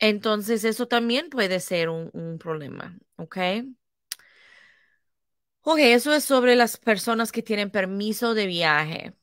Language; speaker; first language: Spanish; non-native, fluent; English